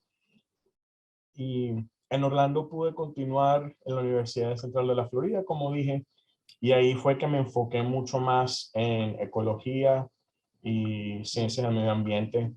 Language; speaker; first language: Spanish; early bilingual, heritage; Spanish